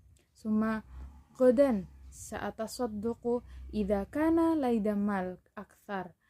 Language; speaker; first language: Arabic; non-native, learner; Indonesian